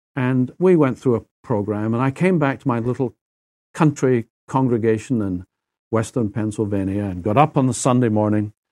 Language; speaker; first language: English; native; English